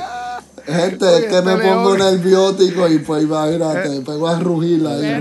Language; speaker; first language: Spanish; native; Spanish